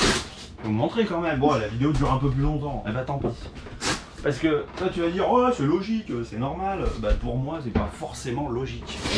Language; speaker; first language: French; native; French